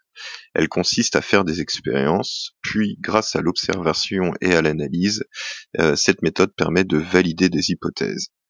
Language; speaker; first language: French; native; French